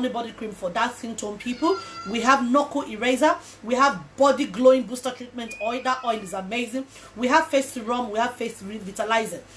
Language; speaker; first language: English; non-native, local second language; Yoruba